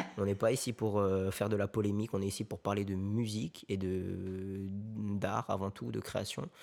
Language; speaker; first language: French; early bilingual, other home language; Korean